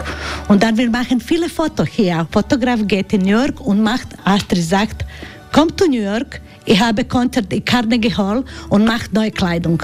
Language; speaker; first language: German; non-native, learner; Croatian